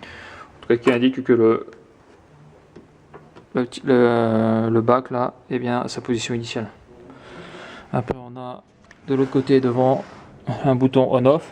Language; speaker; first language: French; native; French